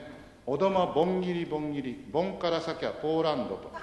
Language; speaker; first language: Japanese; native; Japanese